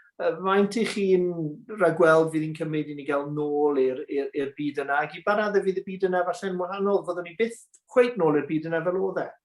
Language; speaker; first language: Welsh; native; Welsh